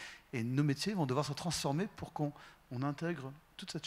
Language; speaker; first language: French; native; French